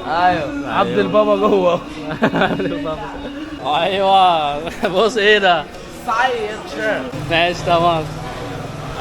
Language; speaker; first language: Arabic; non-native, fluent; Chinese